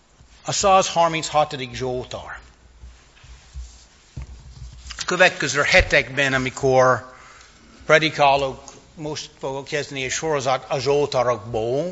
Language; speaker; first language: Hungarian; non-native, fluent; English